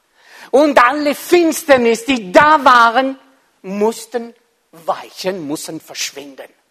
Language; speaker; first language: German; non-native, fluent; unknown